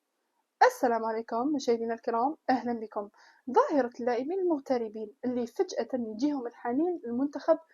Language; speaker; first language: Arabic; native; Arabic